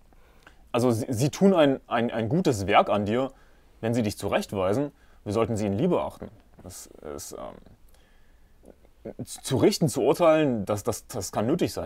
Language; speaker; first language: German; native; German